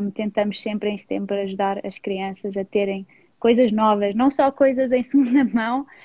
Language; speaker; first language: Portuguese; non-native, fluent; English